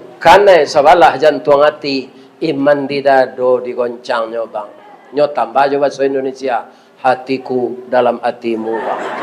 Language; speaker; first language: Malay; non-native, local second language; Minangkabau